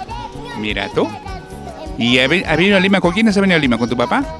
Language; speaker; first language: Spanish; native; Spanish